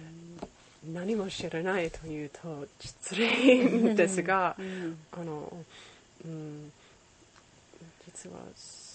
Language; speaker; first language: Japanese; non-native, learner; English